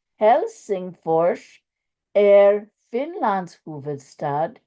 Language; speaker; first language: Swedish; non-native, fluent; English